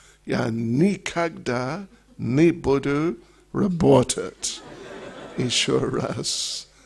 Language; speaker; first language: Russian; non-native, learner; English